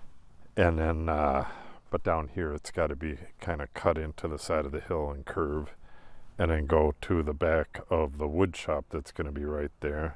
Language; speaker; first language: English; native; English